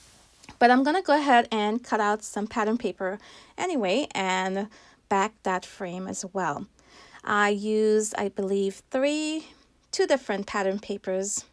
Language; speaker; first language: English; native; English